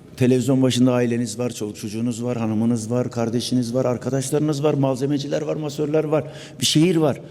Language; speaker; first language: Turkish; native; Turkish